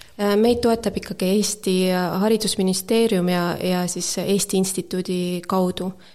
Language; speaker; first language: Estonian; native; Estonian